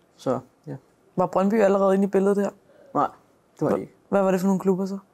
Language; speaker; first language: Danish; native; Danish